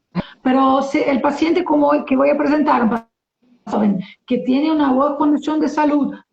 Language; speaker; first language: Spanish; non-native, learner; Portuguese